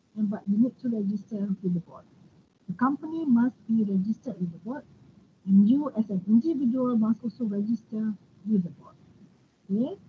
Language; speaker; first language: English; non-native, local second language; Malay